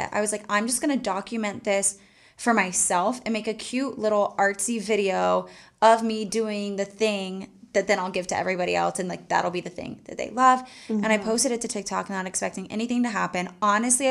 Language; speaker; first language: English; native; English